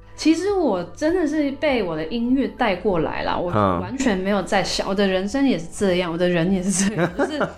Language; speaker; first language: Chinese; non-native, local second language; Cantonese